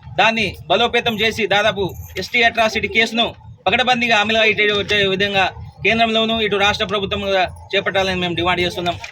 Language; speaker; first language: Telugu; non-native, local second language; Lambadi